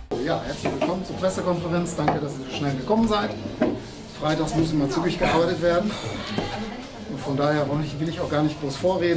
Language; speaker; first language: German; native; German